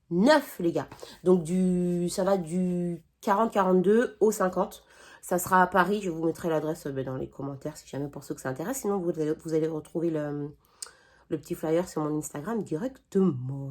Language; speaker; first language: French; native; French